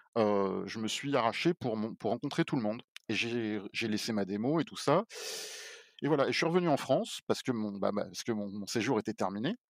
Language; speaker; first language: French; native; French